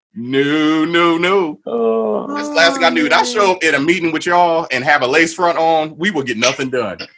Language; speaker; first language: English; native; English